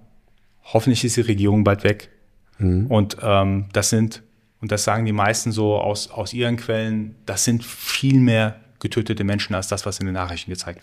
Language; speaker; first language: German; early bilingual, other home language; Persian